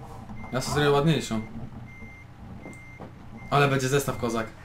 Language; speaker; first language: Polish; native; Polish